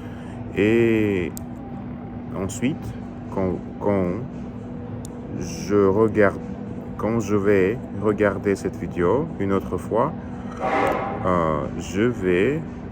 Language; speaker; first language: French; non-native, learner; Russian